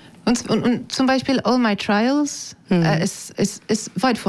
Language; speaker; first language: German; non-native, fluent; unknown